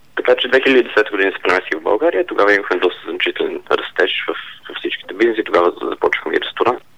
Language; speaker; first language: Bulgarian; early bilingual, heritage; Bulgarian